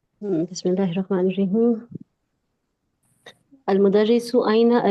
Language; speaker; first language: Arabic; non-native, learner; Urdu